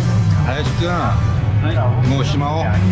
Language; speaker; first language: Japanese; native; Japanese